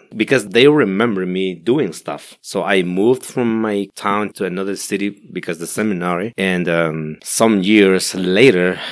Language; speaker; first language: English; non-native, learner; Spanish